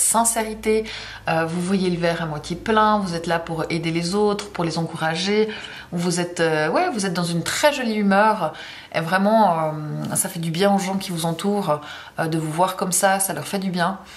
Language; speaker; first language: French; native; French